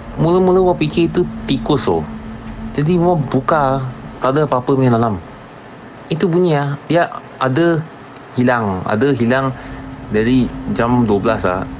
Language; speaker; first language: Malay; non-native, local second language; Chinese